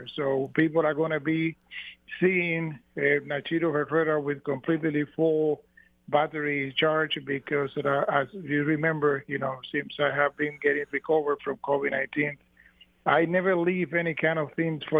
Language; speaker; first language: English; non-native, fluent; Spanish